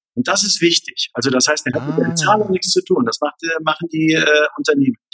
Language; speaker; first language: German; native; German